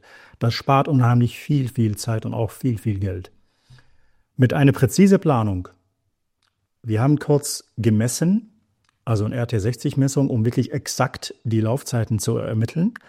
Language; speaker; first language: German; native; German